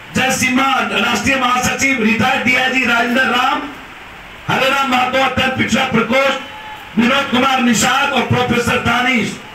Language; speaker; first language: Hindi; native; Hindi